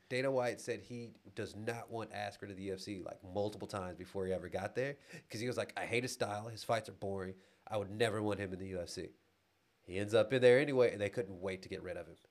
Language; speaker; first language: English; native; English